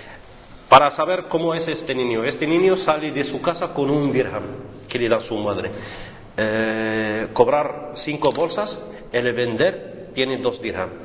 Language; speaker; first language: Spanish; non-native, fluent; Arabic